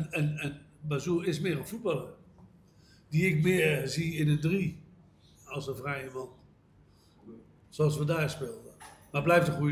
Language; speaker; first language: Dutch; native; Dutch